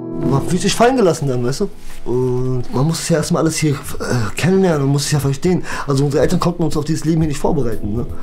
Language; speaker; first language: German; early bilingual, other home language; Kurdish